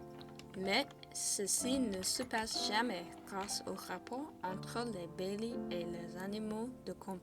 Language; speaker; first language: French; non-native, fluent; English